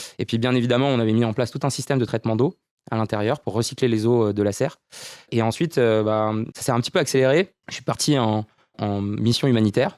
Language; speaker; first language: French; early bilingual, other home language; Romanian